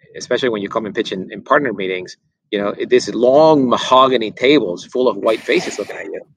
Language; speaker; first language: English; non-native, fluent; Spanish